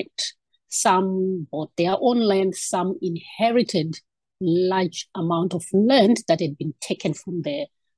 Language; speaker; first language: English; non-native, local second language; Shona